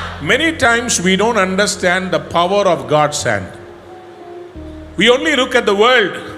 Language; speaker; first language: English; non-native, local second language; Tamil